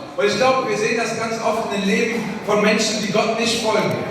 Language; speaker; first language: German; native; German